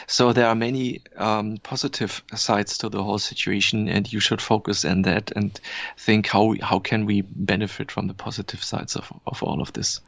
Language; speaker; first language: English; non-native, fluent; German